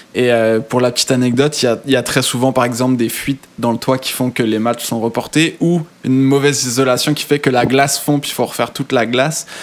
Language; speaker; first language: French; native; French